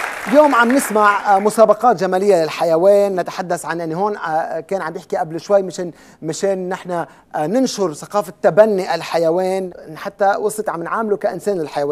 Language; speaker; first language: Arabic; native; Arabic